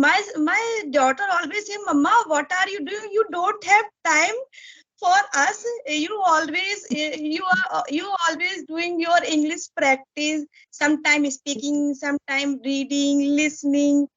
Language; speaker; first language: English; non-native, learner; Hindi